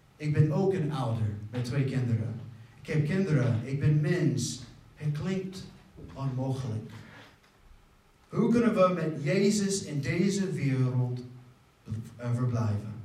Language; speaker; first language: Dutch; non-native, fluent; English